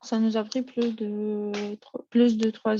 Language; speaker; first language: French; non-native, learner; Russian